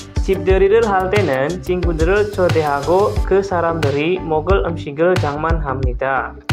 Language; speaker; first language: Korean; non-native, fluent; Indonesian